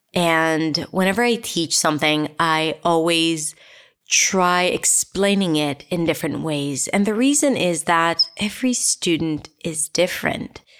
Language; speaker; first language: English; non-native, fluent; Hebrew